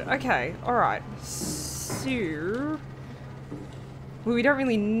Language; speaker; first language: English; native; English